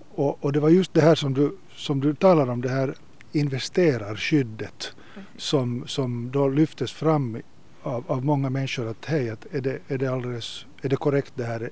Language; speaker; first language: Swedish; native; Swedish